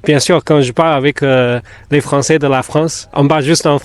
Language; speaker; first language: French; non-native, fluent; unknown